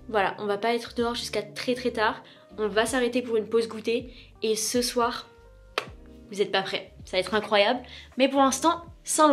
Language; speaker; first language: French; native; French